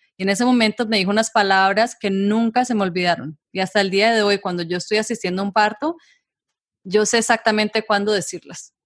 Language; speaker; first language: Spanish; native; Spanish